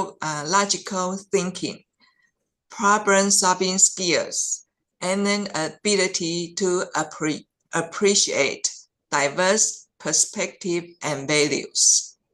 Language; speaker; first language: English; non-native, fluent; Chinese